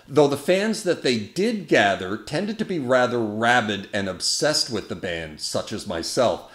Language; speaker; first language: English; native; English